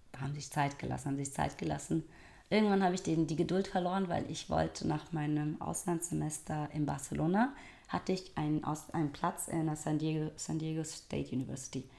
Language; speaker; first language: German; early bilingual, other home language; Persian